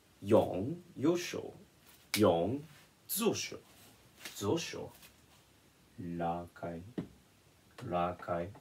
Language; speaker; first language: Chinese; non-native, learner; Japanese